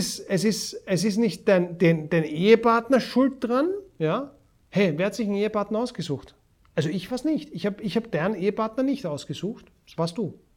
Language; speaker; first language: German; native; German